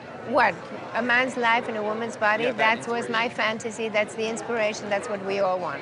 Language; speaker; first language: English; non-native, fluent; French